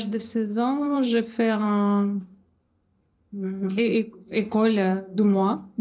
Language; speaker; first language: French; non-native, learner; Russian